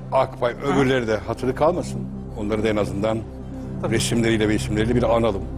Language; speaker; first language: Turkish; native; Turkish